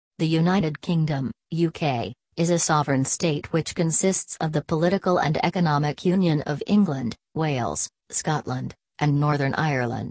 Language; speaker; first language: English; non-native, local second language; Urdu